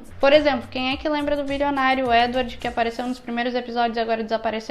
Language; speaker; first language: Portuguese; native; Portuguese